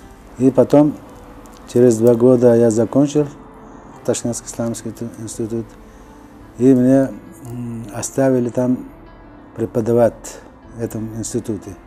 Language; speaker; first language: Russian; non-native, local second language; Uzbek